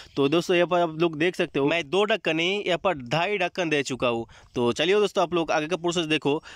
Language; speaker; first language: Hindi; non-native, local second language; Bangla